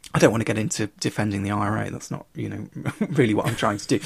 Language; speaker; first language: English; native; English